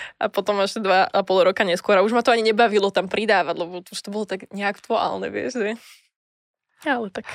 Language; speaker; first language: Slovak; native; Slovak